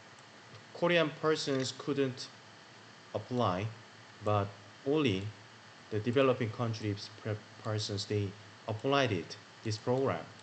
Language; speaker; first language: English; non-native, learner; Korean